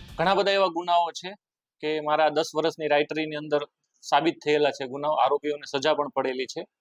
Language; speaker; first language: Gujarati; native; Gujarati